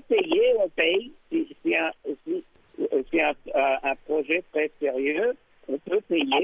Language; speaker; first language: French; non-native, fluent; English